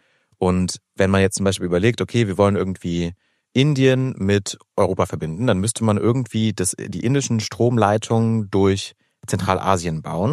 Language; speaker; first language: German; native; German